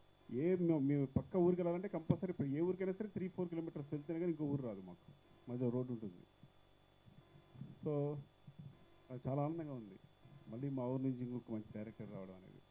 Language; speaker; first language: Telugu; native; Telugu